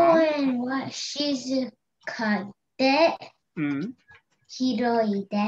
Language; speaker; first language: Japanese; non-native, learner; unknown